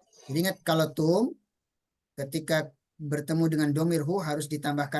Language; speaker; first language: Indonesian; native; Indonesian